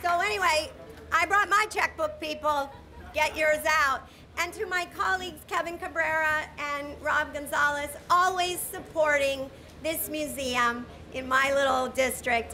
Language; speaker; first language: English; native; English